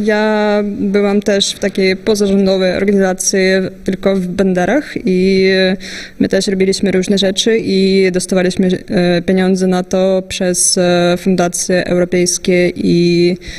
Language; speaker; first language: Polish; non-native, fluent; Russian